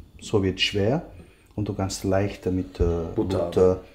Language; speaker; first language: German; non-native, learner; Italian